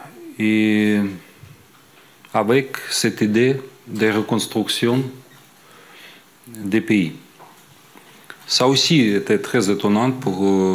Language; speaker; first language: French; non-native, fluent; Ukrainian